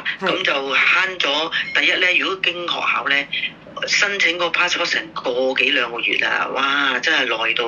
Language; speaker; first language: Cantonese; native; Cantonese